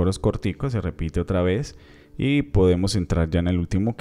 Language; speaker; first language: Spanish; native; Spanish